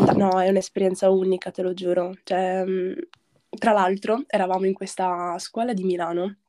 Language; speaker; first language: Italian; early bilingual, other home language; Arabic